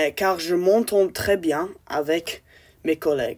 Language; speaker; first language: French; non-native, learner; English